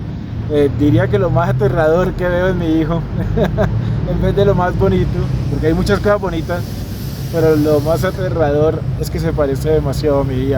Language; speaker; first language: Spanish; native; Spanish